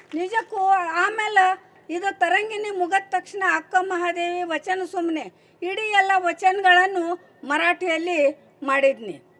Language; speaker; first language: Kannada; non-native, local second language; Marathi